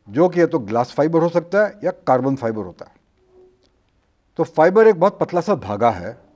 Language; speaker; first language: Hindi; non-native, local second language; Marathi